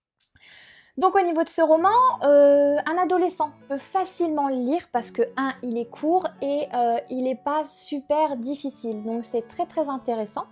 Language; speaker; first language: French; native; French